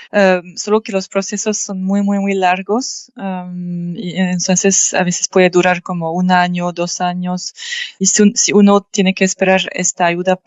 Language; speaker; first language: Spanish; non-native, fluent; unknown